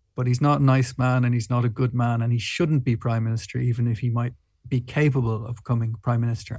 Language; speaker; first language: English; native; English